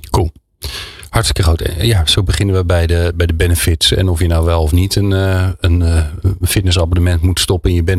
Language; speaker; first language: Dutch; native; Dutch